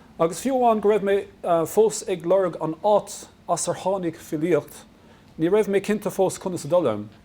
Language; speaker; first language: Irish; non-native, local second language; English